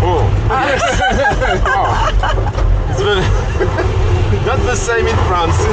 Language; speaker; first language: English; non-native, learner; French